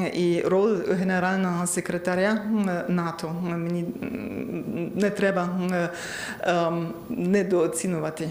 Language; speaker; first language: Ukrainian; non-native, learner; German